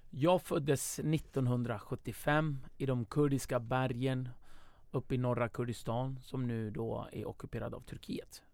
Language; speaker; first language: Swedish; early bilingual, other home language; Kurdish